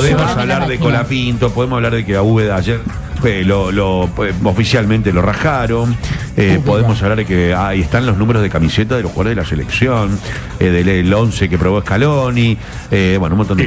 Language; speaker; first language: Spanish; native; Spanish